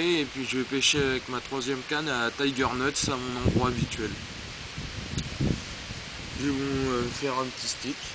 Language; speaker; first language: French; native; French